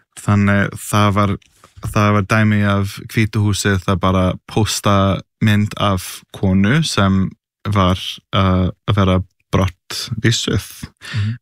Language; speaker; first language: Icelandic; non-native, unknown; English